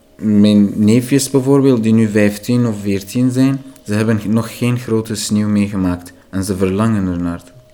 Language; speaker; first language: Dutch; non-native, fluent; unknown